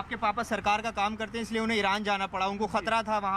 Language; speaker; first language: Hindi; native; Hindi